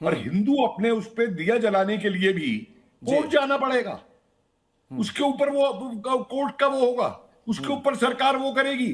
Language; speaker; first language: Hindi; native; Hindi